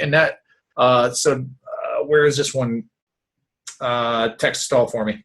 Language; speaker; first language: English; native; English